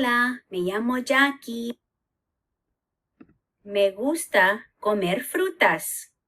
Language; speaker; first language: Spanish; non-native, learner; English